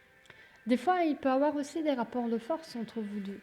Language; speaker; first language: French; native; French